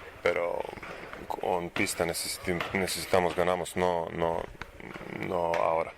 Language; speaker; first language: Spanish; non-native, learner; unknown